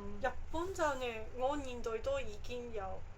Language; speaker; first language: Cantonese; non-native, fluent; Japanese